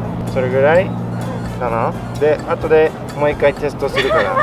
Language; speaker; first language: Japanese; non-native, fluent; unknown